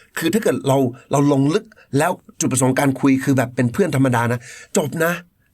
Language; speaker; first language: Thai; native; Thai